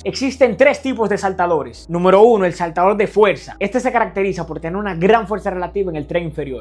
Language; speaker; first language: Spanish; native; Spanish